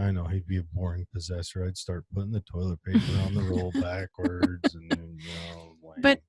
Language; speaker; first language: English; native; English